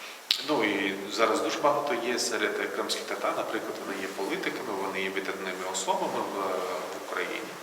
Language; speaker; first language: Ukrainian; non-native, local second language; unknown